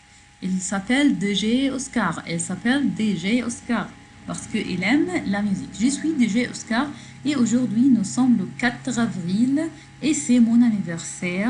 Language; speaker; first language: French; non-native, learner; Arabic